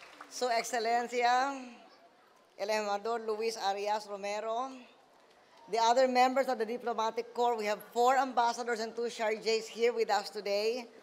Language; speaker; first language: English; non-native, local second language; Filipino